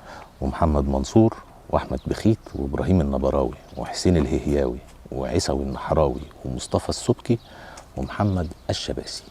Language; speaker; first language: Arabic; native; Arabic